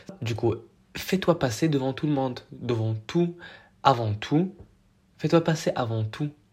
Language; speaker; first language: French; non-native, local second language; Arabic